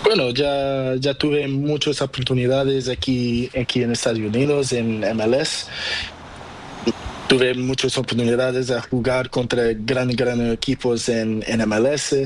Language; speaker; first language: Spanish; non-native, learner; Portuguese